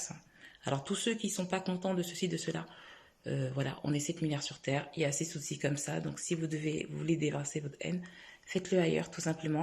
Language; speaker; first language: French; native; French